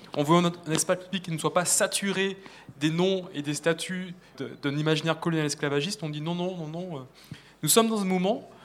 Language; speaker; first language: French; native; French